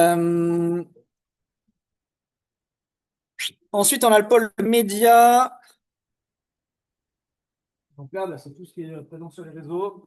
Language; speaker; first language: French; native; French